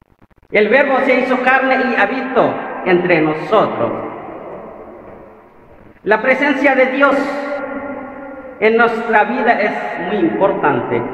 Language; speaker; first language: Spanish; non-native, fluent; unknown